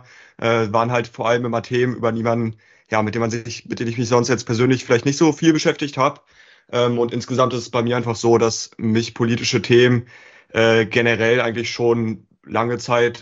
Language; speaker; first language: German; native; German